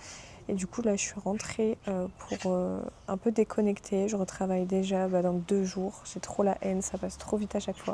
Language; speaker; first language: French; native; French